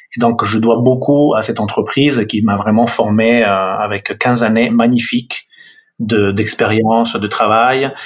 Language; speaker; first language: French; non-native, fluent; Italian